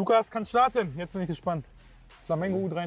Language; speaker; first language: German; native; German